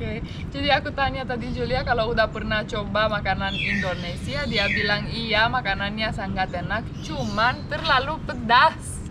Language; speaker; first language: Indonesian; non-native, fluent; Romanian